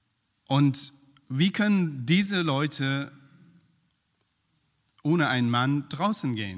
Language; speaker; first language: German; non-native, fluent; Persian